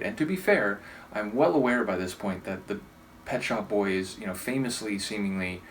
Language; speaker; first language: English; native; English